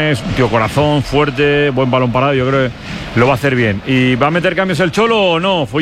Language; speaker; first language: Spanish; native; Spanish